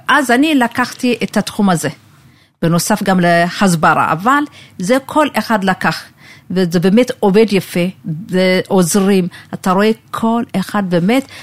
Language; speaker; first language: Hebrew; non-native, fluent; Amharic